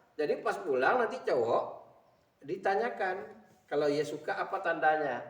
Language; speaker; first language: Indonesian; native; Indonesian